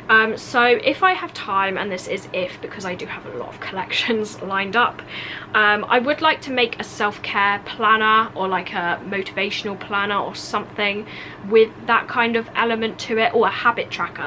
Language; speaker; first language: English; native; English